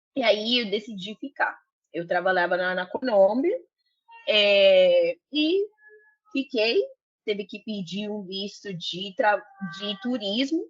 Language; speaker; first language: Portuguese; non-native, fluent; Spanish